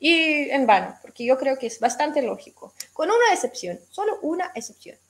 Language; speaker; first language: Spanish; non-native, fluent; Russian